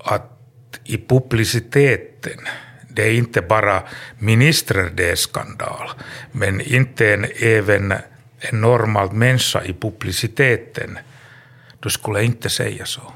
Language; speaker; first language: Swedish; non-native, learner; Finnish